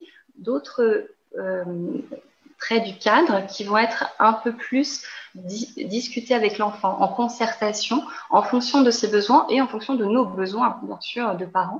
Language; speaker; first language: French; native; French